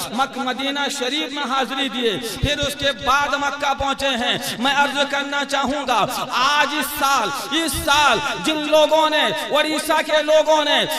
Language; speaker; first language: Urdu; native; Urdu